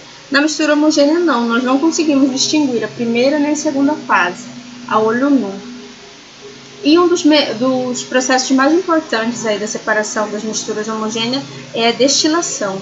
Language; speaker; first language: Portuguese; native; Portuguese